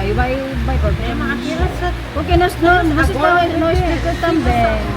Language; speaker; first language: Portuguese; non-native, learner; Filipino